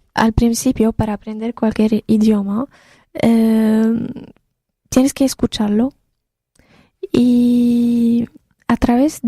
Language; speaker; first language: Spanish; non-native, fluent; Arabic